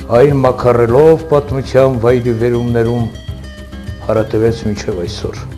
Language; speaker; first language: Armenian; non-native, local second language; Assyrian Neo-Aramaic